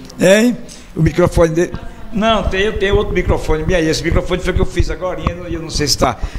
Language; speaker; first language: Portuguese; native; Portuguese